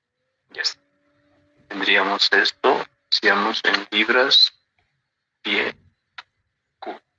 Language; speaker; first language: Spanish; native; Spanish